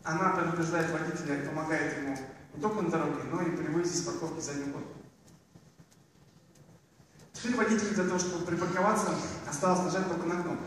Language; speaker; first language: Russian; native; Russian